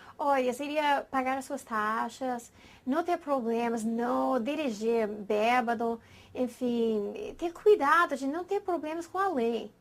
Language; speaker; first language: Portuguese; non-native, fluent; English